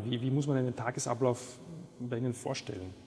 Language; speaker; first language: German; native; German